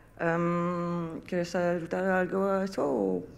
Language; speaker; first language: Spanish; non-native, learner; French